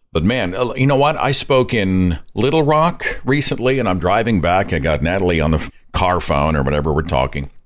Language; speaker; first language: English; native; English